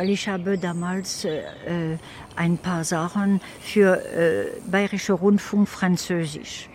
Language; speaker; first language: German; non-native, fluent; French